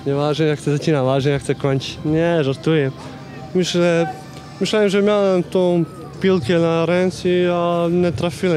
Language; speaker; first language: Polish; non-native, fluent; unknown